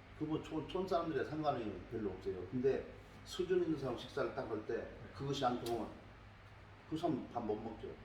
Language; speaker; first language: Korean; native; Korean